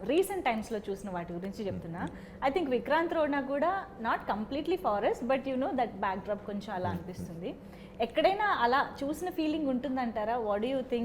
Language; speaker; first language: Telugu; native; Telugu